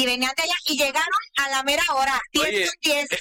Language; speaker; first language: Spanish; native; Spanish